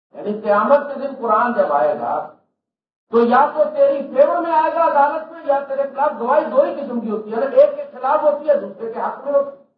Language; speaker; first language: Urdu; non-native, local second language; Punjabi